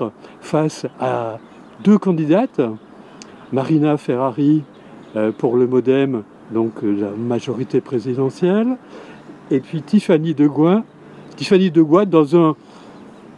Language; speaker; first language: French; native; French